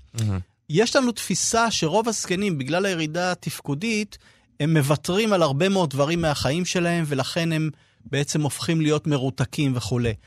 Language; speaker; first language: Hebrew; native; Hebrew